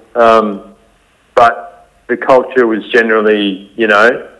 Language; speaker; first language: English; native; English